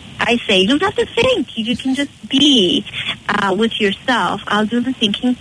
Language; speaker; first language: English; native; English